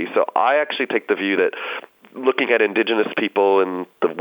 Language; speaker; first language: English; native; English